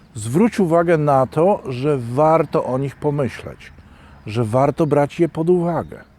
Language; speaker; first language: Polish; native; Polish